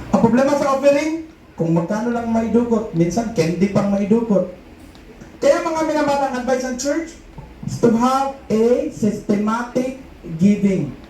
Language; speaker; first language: Filipino; non-native, local second language; Cebuano